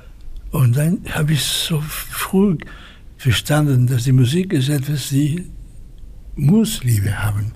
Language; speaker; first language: German; non-native, fluent; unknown